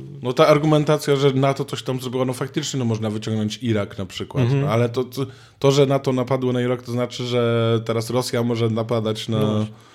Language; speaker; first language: Polish; native; Polish